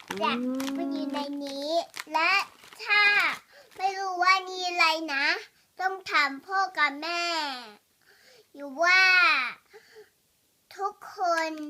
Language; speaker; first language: Thai; early bilingual, heritage; English